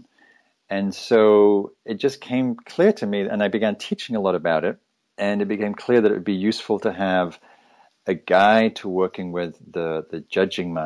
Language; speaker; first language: English; native; English